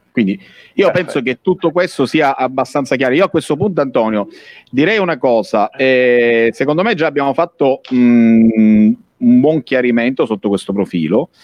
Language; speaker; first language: Italian; native; Italian